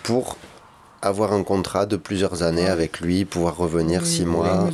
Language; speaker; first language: French; native; French